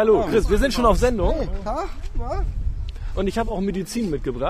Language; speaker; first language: German; native; German